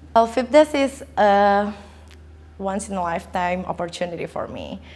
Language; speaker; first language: English; non-native, fluent; Indonesian